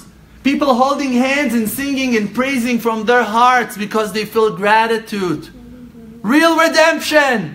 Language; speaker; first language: English; non-native, fluent; Hebrew